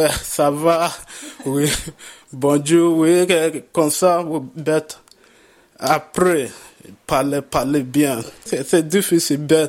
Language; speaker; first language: French; non-native, learner; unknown